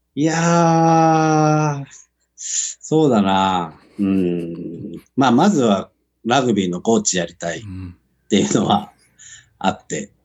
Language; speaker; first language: Japanese; native; Japanese